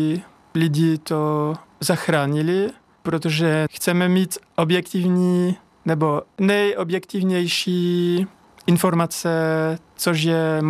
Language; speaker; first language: Czech; non-native, fluent; French